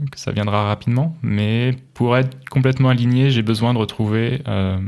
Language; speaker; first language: French; native; French